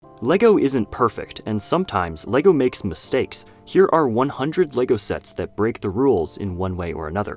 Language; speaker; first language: English; native; English